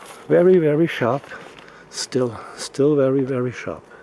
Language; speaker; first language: English; non-native, fluent; German